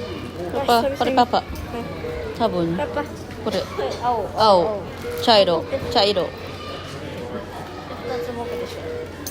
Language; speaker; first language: Japanese; non-native, learner; Filipino